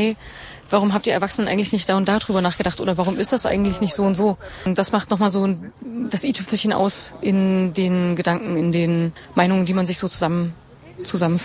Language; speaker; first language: German; native; German